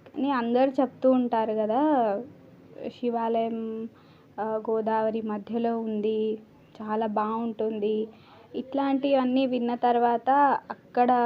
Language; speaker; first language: Telugu; non-native, local second language; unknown